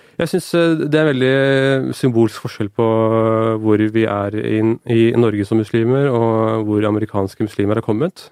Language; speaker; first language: Norwegian; early bilingual, other home language; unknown